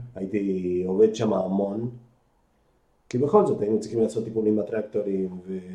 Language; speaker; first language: Hebrew; non-native, fluent; Spanish